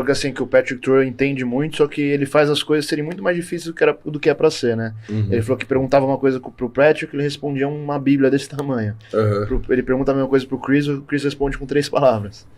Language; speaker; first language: Portuguese; native; Portuguese